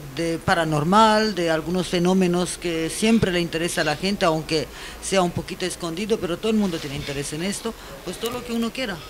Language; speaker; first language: Spanish; non-native, fluent; Romanian